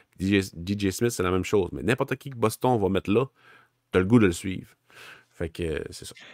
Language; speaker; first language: French; native; French